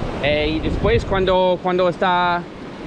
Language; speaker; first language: Spanish; non-native, learner; English